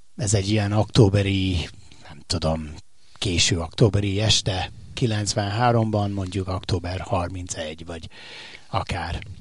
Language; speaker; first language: Hungarian; non-native, fluent; English